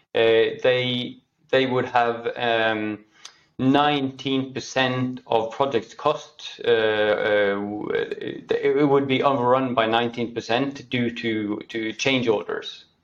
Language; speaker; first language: English; non-native, fluent; Norwegian